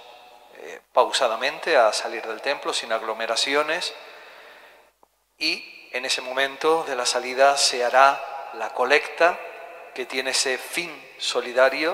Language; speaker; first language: Spanish; native; Spanish